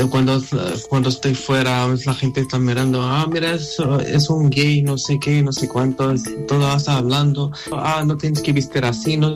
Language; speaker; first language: Spanish; non-native, learner; Arabic